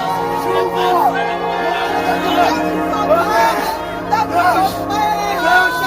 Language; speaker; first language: Portuguese; non-native, learner; Haitian Creole